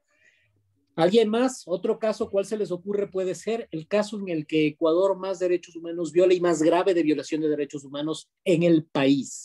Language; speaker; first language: Spanish; native; Spanish